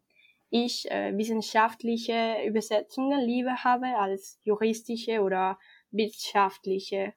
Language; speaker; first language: German; non-native, fluent; Spanish